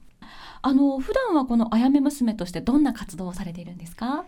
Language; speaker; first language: Japanese; native; Japanese